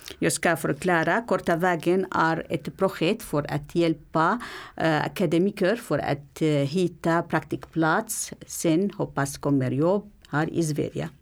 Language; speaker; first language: Swedish; non-native, learner; Arabic